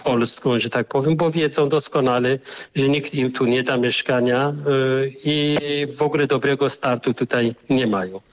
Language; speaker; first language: Polish; non-native, fluent; Arabic